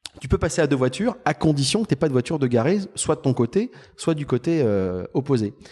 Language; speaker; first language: French; native; French